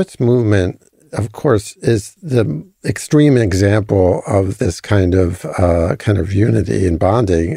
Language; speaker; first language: English; native; English